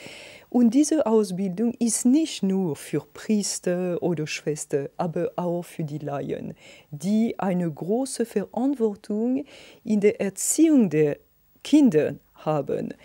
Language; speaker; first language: German; non-native, fluent; French